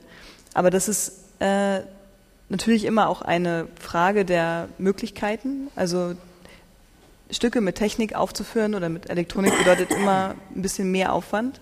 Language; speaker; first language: German; native; German